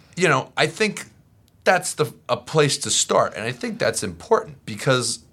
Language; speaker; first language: English; native; English